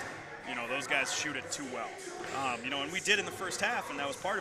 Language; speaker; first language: English; native; English